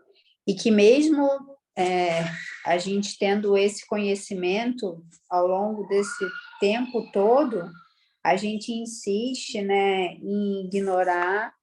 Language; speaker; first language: Portuguese; native; Portuguese